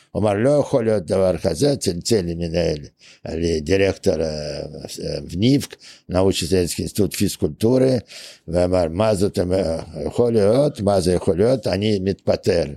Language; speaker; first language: Hebrew; non-native, fluent; Russian